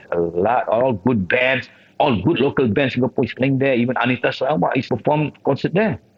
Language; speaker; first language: English; non-native, local second language; Malay